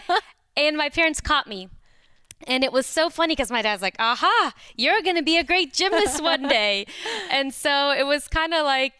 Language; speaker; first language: English; early bilingual, other home language; Romanian